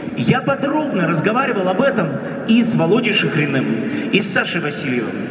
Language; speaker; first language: Russian; native; Russian